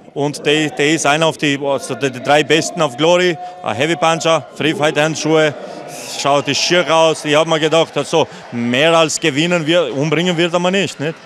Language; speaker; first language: German; non-native, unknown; Albanian